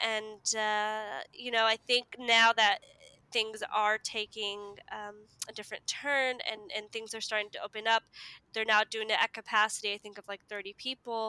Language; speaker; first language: English; native; English